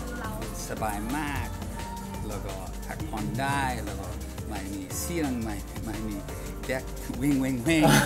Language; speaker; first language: Thai; non-native, learner; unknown